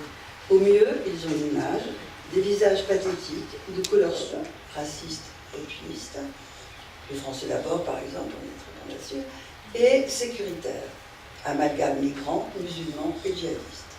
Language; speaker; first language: French; native; French